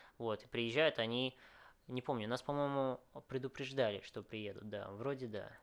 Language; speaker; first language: Russian; early bilingual, other home language; Vietnamese